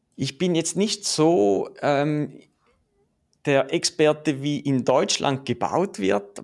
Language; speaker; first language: German; native; German